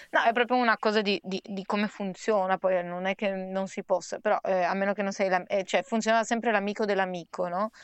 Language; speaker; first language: Italian; native; Italian